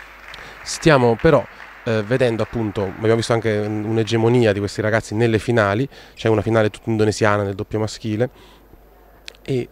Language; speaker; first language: Italian; native; Italian